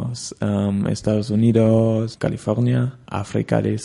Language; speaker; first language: Spanish; non-native, learner; German